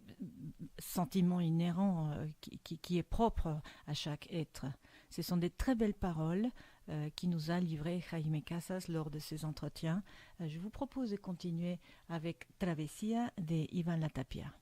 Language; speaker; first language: French; non-native, fluent; Spanish